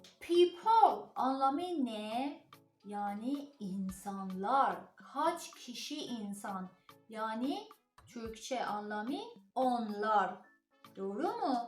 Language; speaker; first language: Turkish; non-native, learner; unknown